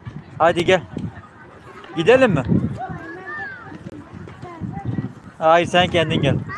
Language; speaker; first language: Turkish; native; Turkish